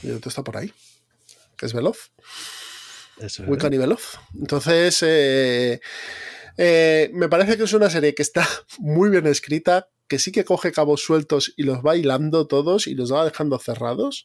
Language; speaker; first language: Spanish; native; Spanish